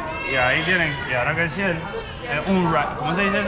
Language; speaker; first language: Spanish; native; Spanish